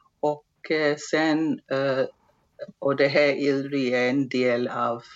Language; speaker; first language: Swedish; non-native, fluent; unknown